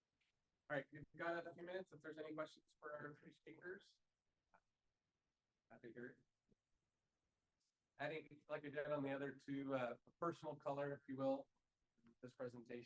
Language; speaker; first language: English; native; English